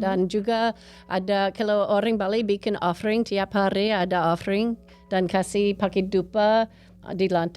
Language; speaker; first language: Indonesian; non-native, fluent; English